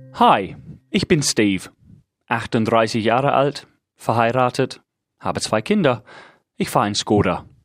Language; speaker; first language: German; non-native, fluent; English